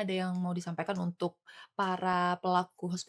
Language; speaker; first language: Indonesian; native; Indonesian